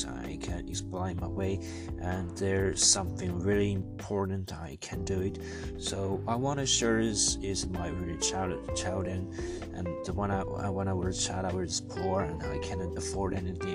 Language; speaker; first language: English; non-native, learner; Chinese